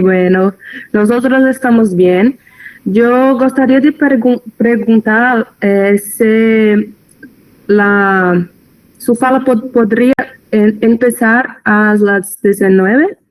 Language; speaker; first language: Spanish; non-native, learner; Portuguese